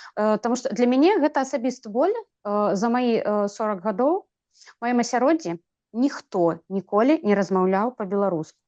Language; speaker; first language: Belarusian; non-native, local second language; Russian